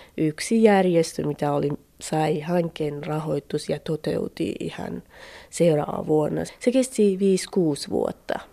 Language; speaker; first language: Finnish; non-native, learner; Central Kurdish